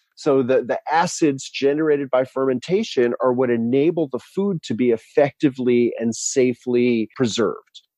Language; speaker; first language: English; native; English